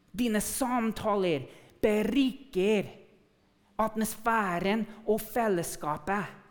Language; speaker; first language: Norwegian; non-native, fluent; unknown